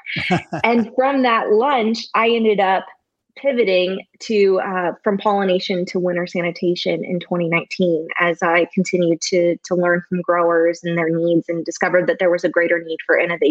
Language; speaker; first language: English; native; English